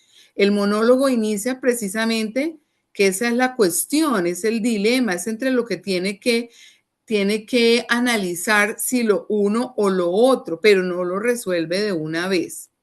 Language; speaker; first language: Spanish; native; Spanish